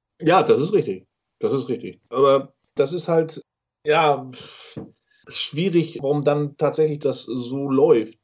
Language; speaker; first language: German; native; German